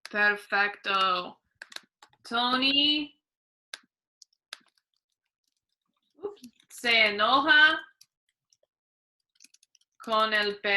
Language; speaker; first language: Spanish; non-native, fluent; English